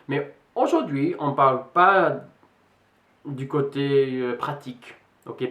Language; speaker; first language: French; non-native, fluent; English